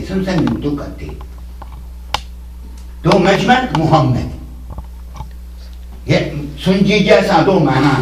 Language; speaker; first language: Korean; non-native, learner; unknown